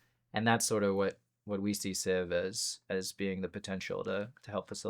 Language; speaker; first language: English; native; English